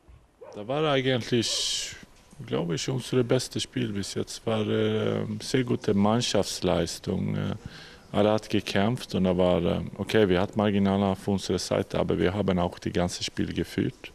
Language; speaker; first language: German; non-native, learner; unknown